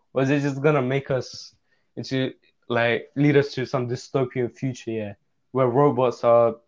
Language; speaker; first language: English; native; English